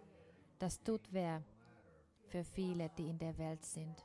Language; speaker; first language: German; non-native, fluent; Finnish